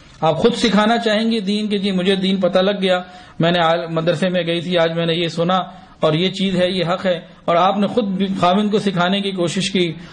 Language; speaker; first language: Urdu; non-native, local second language; Punjabi